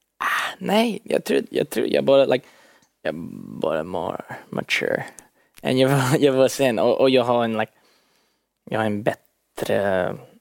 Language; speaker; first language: Swedish; early bilingual, heritage; English